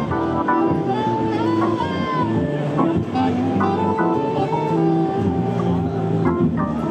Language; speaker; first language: English; native; English